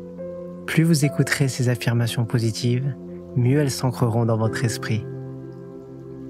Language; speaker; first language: French; native; French